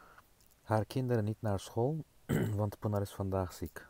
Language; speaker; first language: Dutch; non-native, fluent; Turkish